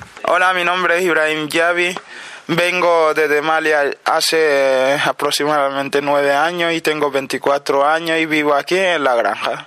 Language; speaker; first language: Spanish; non-native, learner; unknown